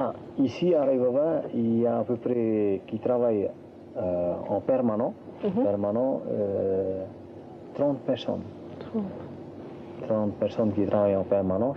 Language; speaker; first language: French; non-native, local second language; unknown